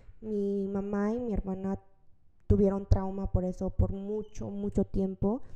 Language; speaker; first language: Spanish; early bilingual, other home language; Korean